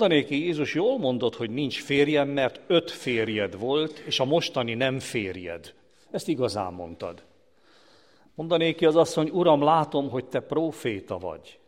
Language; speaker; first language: Hungarian; native; Hungarian